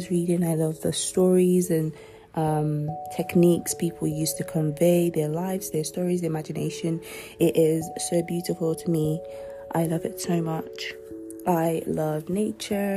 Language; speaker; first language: English; non-native, local second language; Yoruba